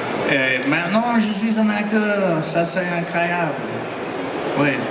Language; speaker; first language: French; non-native, learner; English